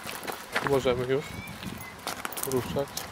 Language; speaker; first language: Polish; native; Polish